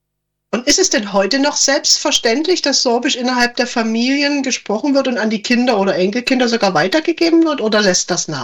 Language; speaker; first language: German; native; German